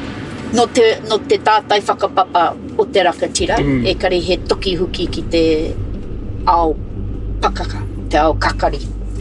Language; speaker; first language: Māori; non-native, local second language; English